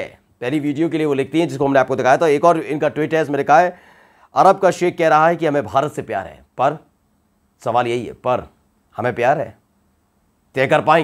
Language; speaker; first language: Hindi; native; Hindi